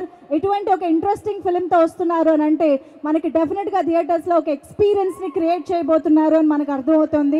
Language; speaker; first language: Telugu; native; Telugu